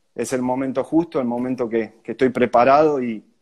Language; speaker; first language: Spanish; native; Spanish